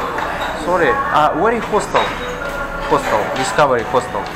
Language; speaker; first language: English; non-native, learner; Russian